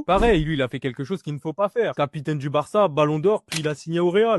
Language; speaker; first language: French; native; French